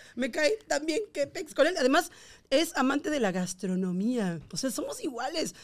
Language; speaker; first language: Spanish; native; Spanish